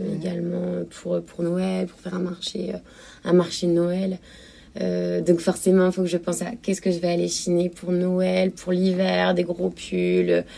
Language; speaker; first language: French; native; French